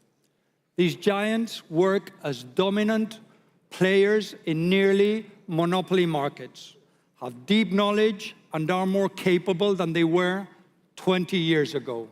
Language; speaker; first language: English; non-native, fluent; Spanish